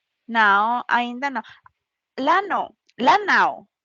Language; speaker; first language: Portuguese; non-native, learner; Spanish